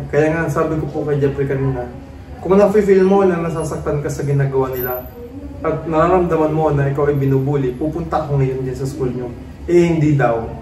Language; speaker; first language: Filipino; native; Filipino